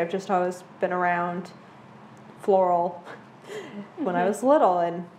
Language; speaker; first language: English; native; English